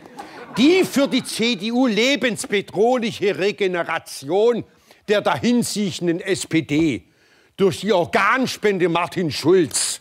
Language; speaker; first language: German; native; German